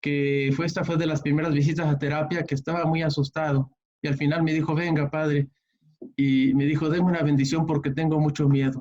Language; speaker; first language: Spanish; native; Spanish